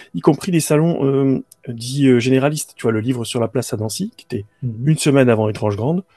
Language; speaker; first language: French; native; French